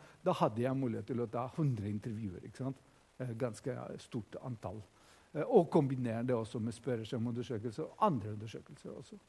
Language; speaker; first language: Norwegian; non-native, fluent; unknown